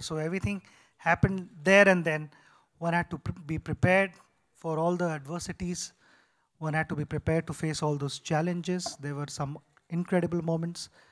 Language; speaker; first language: English; non-native, local second language; Marathi